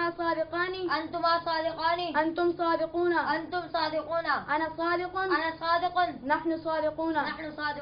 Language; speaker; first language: Arabic; non-native, learner; Urdu